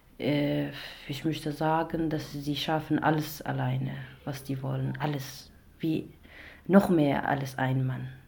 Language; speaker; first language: German; non-native, learner; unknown